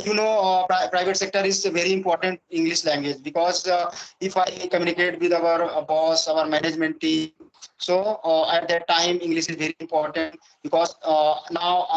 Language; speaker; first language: English; non-native, learner; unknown